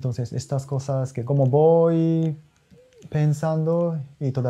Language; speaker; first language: Spanish; non-native, learner; Japanese